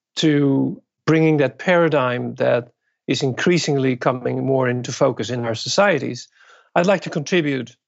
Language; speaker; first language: English; non-native, fluent; Dutch